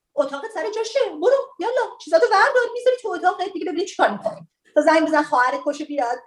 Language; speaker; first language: Persian; early bilingual, heritage; Persian